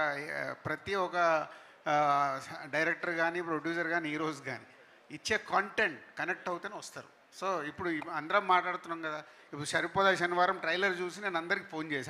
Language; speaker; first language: Telugu; native; Telugu